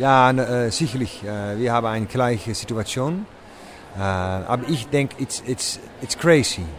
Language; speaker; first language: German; non-native, learner; Dutch